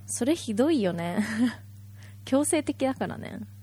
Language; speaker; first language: Japanese; native; Japanese